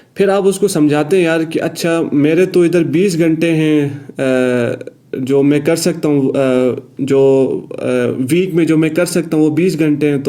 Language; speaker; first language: Urdu; non-native, local second language; Punjabi